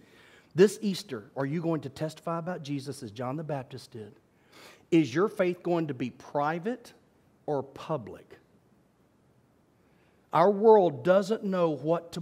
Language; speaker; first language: English; native; English